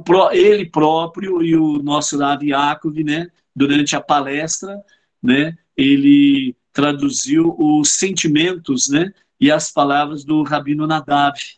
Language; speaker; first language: Portuguese; native; Portuguese